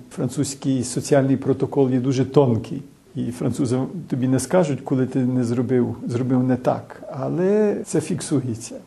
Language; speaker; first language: Ukrainian; early bilingual, heritage; Ukrainian